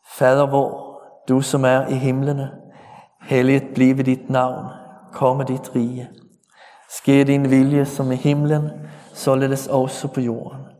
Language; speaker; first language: Danish; native; Danish